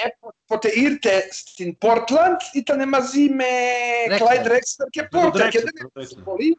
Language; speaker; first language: Greek; non-native, learner; Serbian